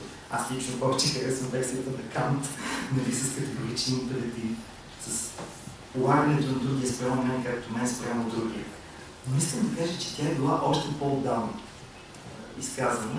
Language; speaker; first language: Bulgarian; native; Bulgarian